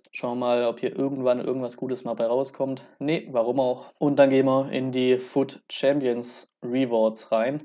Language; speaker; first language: German; native; German